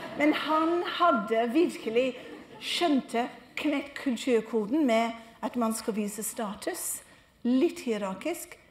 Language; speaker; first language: Norwegian; non-native, fluent; English